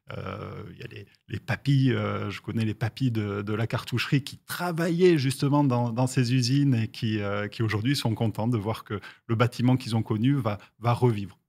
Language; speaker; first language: French; native; French